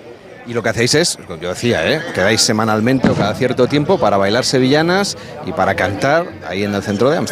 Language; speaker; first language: Spanish; native; Spanish